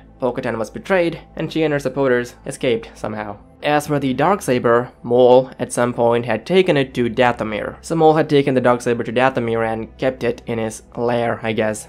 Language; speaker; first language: English; native; English